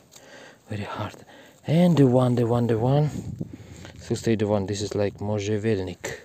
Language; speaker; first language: English; non-native, learner; Russian